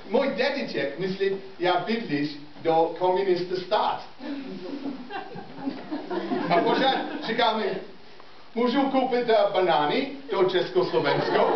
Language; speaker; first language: Czech; non-native, learner; English